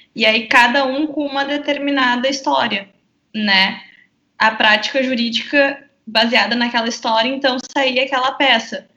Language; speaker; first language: Portuguese; native; Portuguese